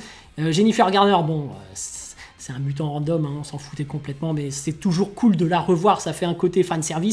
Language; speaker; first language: French; native; French